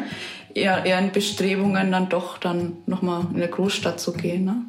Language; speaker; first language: German; native; German